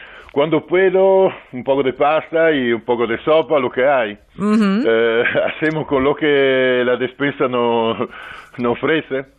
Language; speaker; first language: Spanish; non-native, fluent; Italian